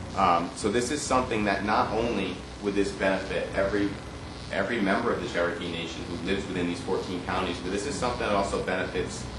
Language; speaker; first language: English; native; English